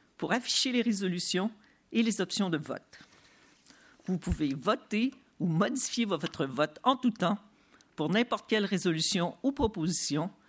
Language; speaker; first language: French; native; French